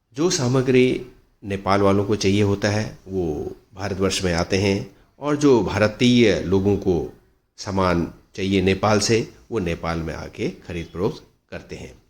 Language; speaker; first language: Hindi; non-native, local second language; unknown